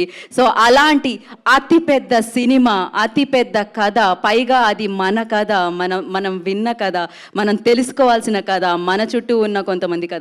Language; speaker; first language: Telugu; native; Telugu